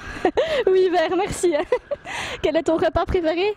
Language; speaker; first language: French; native; French